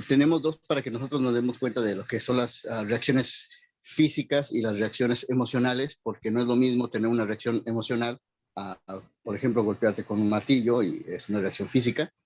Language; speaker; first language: Spanish; native; Spanish